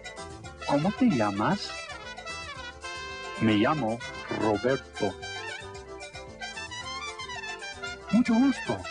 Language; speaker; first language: Spanish; non-native, fluent; English